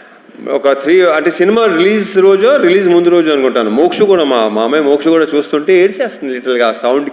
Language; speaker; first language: Telugu; native; Telugu